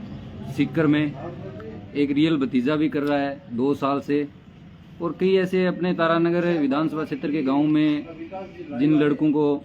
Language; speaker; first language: Hindi; native; Hindi